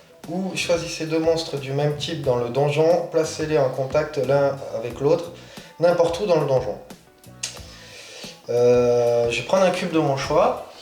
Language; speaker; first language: French; native; French